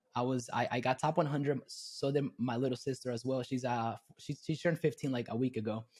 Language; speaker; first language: English; early bilingual, other home language; Spanish